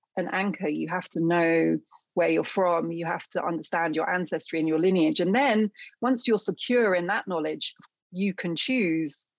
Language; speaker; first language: English; early bilingual, other home language; Akan